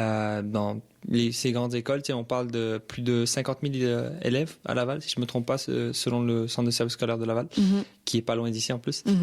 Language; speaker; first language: French; early bilingual, other home language; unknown